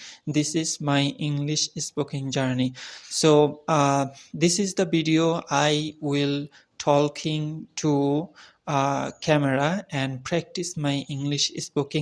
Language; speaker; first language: English; non-native, learner; Bangla